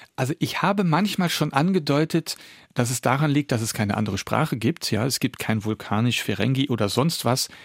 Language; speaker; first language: German; early bilingual, other home language; Dutch